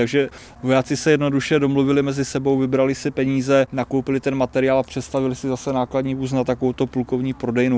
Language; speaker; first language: Czech; native; Czech